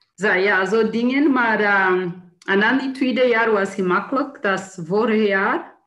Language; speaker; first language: Dutch; non-native, fluent; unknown